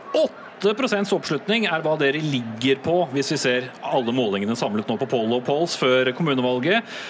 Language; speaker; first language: Norwegian; native; Norwegian